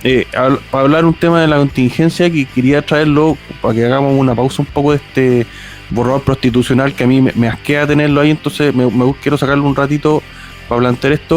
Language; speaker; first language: Spanish; native; Spanish